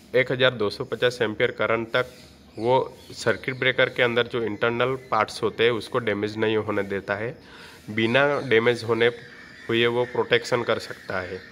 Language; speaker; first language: Hindi; non-native, local second language; Gujarati